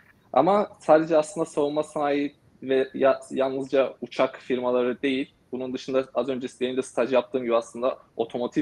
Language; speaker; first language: Turkish; native; Turkish